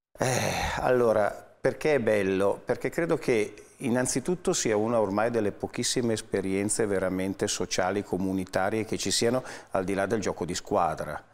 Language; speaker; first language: Italian; native; Italian